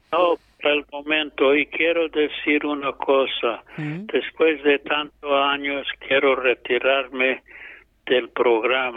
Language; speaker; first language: Spanish; non-native, fluent; English